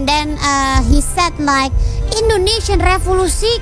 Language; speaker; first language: English; non-native, learner; Indonesian